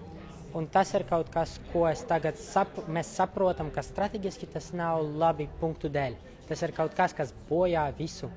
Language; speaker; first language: Latvian; non-native, local second language; Russian